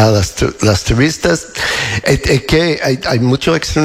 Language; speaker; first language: Spanish; non-native, learner; English